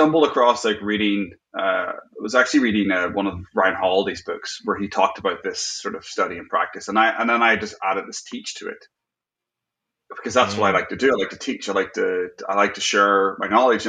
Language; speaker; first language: English; native; English